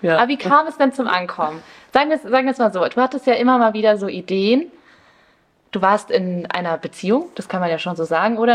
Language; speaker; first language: German; early bilingual, other home language; Spanish